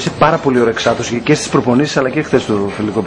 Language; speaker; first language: Greek; native; Greek